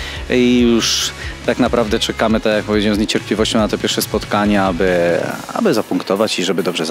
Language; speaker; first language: Polish; native; Polish